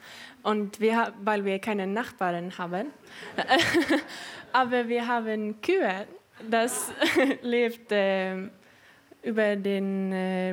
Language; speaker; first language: German; non-native, learner; Swedish